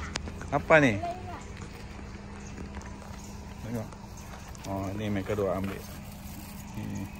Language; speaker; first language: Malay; non-native, local second language; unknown